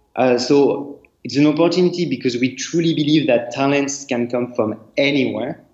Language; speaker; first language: English; non-native, fluent; French